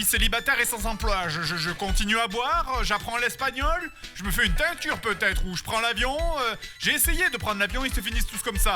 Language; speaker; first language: French; native; French